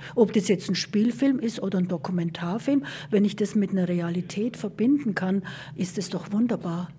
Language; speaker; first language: German; native; German